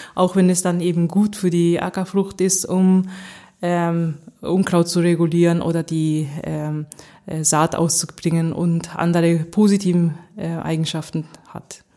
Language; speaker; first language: German; early bilingual, heritage; German